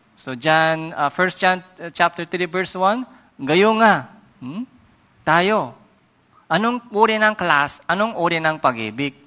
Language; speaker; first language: Filipino; non-native, fluent; Korean